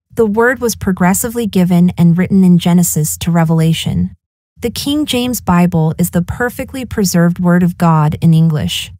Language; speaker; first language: English; native; English